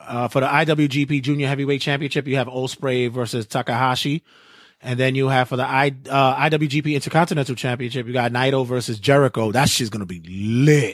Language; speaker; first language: English; native; English